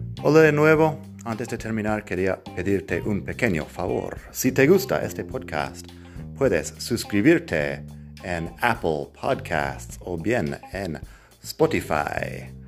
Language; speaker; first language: Spanish; non-native, fluent; English